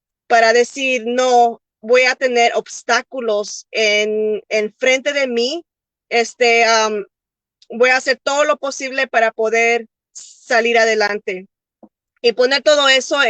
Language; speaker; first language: Spanish; early bilingual, heritage; Spanish